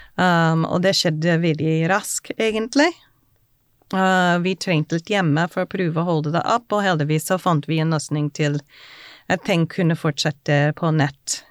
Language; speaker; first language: Norwegian; non-native, fluent; English